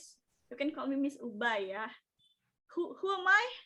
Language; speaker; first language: English; non-native, local second language; Indonesian